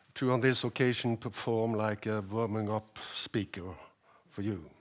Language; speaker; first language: English; non-native, fluent; Norwegian